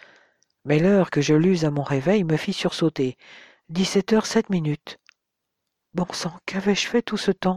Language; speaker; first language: French; native; French